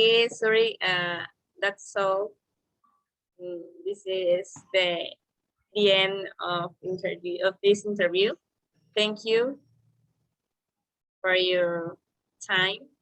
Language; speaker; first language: English; non-native, learner; Spanish